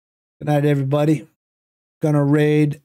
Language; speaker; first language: English; native; English